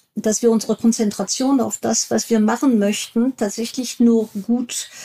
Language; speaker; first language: German; non-native, fluent; French